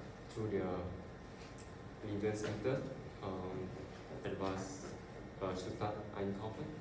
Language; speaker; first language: German; non-native, learner; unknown